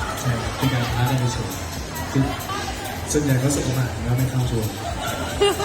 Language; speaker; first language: Thai; native; Thai